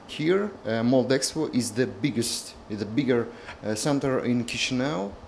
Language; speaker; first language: English; non-native, learner; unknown